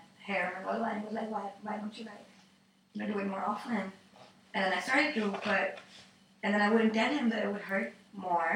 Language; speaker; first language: English; non-native, local second language; Urdu